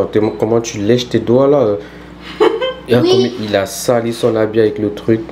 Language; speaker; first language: French; native; French